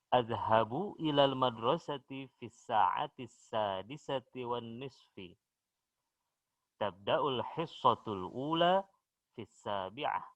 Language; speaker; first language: Arabic; non-native, fluent; Indonesian